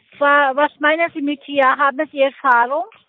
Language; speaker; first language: German; non-native, learner; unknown